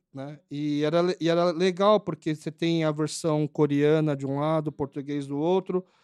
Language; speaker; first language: Portuguese; early bilingual, other home language; Korean